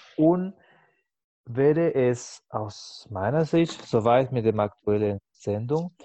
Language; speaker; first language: German; non-native, fluent; Spanish